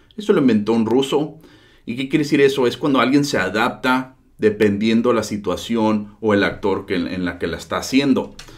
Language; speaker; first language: Spanish; early bilingual, heritage; Spanish